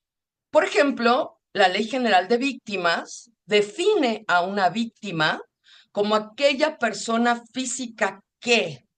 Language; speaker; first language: Spanish; native; Spanish